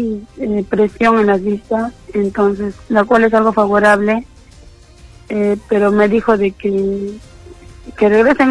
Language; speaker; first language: Spanish; native; Spanish